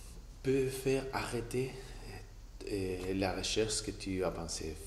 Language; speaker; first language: French; non-native, fluent; Spanish